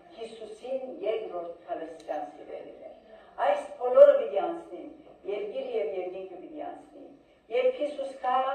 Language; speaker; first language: Armenian; early bilingual, heritage; Armenian